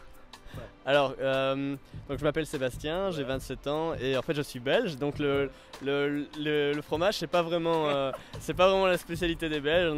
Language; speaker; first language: French; native; French